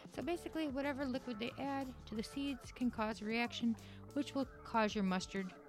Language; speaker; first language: English; native; English